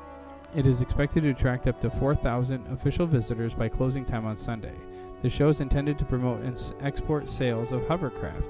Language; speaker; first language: English; native; English